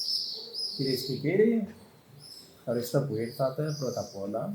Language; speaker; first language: Greek; non-native, learner; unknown